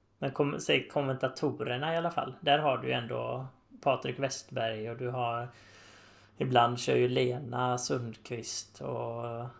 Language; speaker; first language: Swedish; native; Swedish